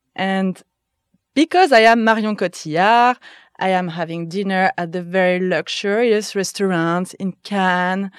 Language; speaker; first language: English; non-native, fluent; French